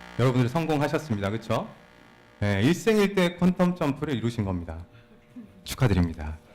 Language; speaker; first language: Korean; native; Korean